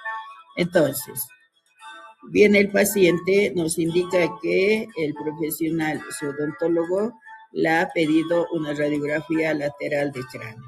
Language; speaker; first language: Spanish; native; Spanish